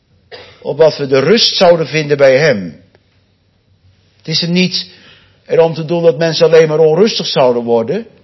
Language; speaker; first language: Dutch; native; Dutch